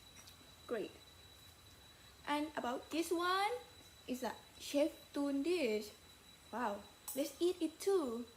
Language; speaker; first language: English; non-native, learner; Thai